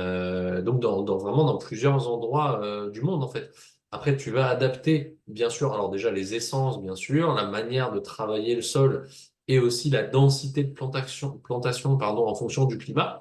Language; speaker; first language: French; native; French